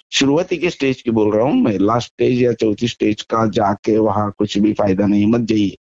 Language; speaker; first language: Hindi; non-native, local second language; Marathi